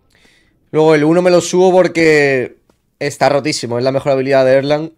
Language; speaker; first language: Spanish; native; Spanish